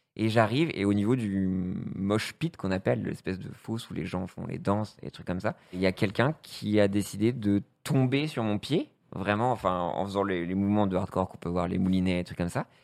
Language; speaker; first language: French; native; French